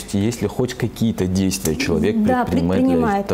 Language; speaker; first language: Russian; native; Russian